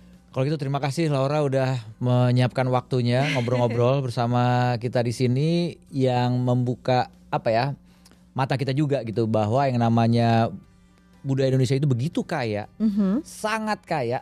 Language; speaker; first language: Indonesian; native; Indonesian